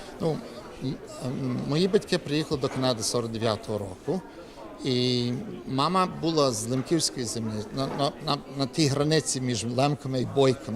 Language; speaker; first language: Ukrainian; early bilingual, heritage; Ukrainian